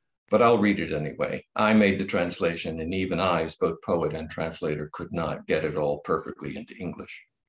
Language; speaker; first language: English; native; English